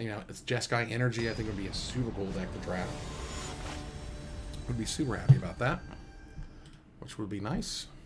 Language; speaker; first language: English; native; English